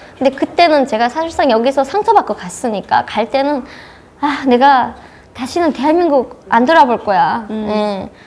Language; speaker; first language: Korean; native; Korean